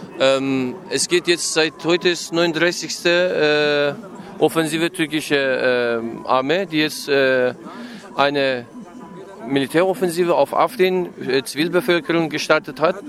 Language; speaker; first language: German; non-native, fluent; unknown